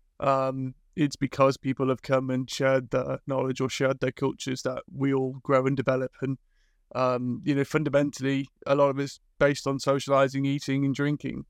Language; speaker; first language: English; native; English